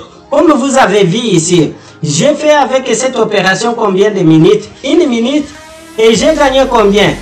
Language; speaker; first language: French; non-native, learner; Portuguese